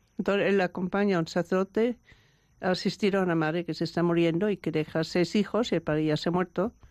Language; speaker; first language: Spanish; non-native, fluent; German